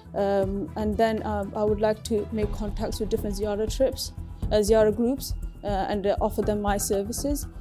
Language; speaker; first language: English; native; English